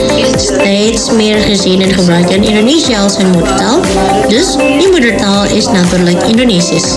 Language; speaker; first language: Dutch; non-native, fluent; Indonesian